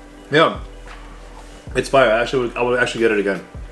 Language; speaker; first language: English; early bilingual, other home language; Spanish